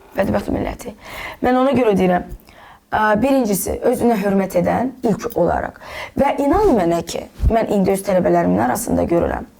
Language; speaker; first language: Azerbaijani; non-native, local second language; Russian